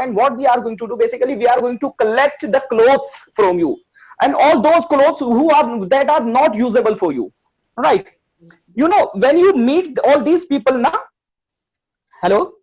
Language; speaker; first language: English; non-native, fluent; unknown